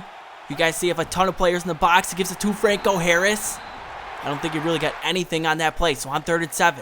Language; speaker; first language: English; native; English